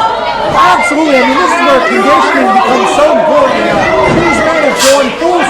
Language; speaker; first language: English; native; English